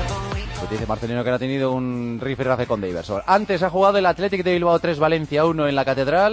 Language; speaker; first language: Spanish; native; Spanish